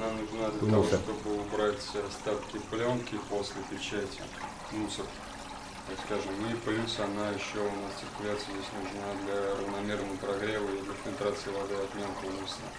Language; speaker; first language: Russian; native; Russian